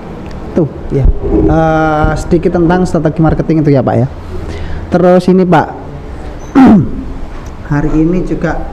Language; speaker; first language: Indonesian; native; Indonesian